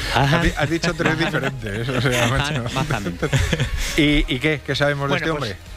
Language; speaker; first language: Spanish; native; Spanish